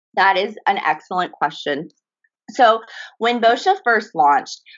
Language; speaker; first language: English; early bilingual, other home language; Japanese